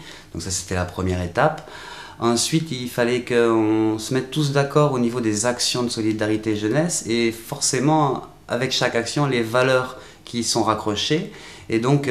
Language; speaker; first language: French; native; French